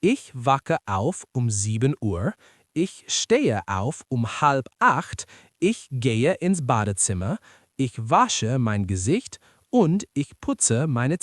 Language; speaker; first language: German; non-native, learner; English